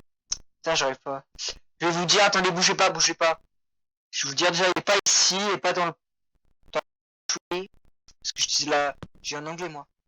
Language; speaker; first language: French; native; French